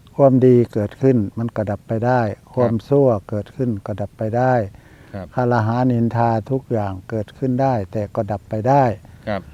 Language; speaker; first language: Thai; native; Thai